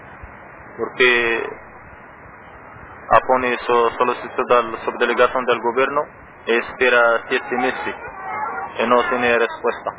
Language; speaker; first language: Spanish; non-native, learner; Arabic